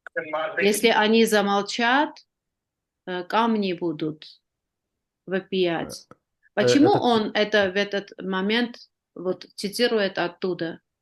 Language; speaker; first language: Russian; non-native, fluent; Armenian